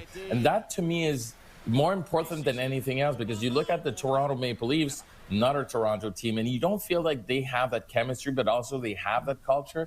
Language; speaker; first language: English; non-native, local second language; French